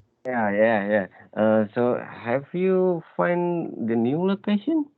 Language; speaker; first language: English; non-native, learner; Indonesian